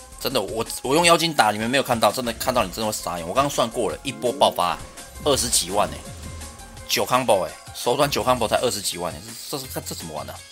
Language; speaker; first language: Chinese; native; Chinese